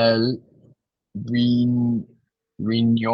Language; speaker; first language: Spanish; non-native, learner; English